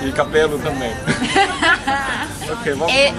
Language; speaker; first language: Portuguese; non-native, learner; Chinese